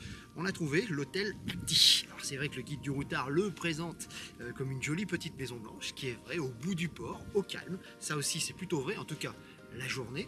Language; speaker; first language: French; native; French